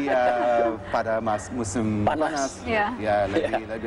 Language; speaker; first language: Indonesian; non-native, fluent; English